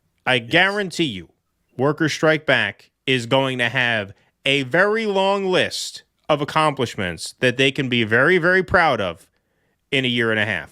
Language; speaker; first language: English; native; English